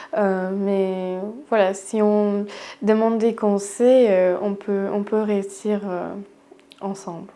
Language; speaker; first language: French; non-native, fluent; English